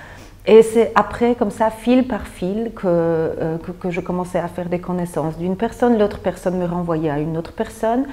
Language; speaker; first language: French; non-native, fluent; Polish